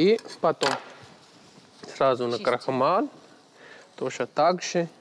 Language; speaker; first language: Russian; non-native, learner; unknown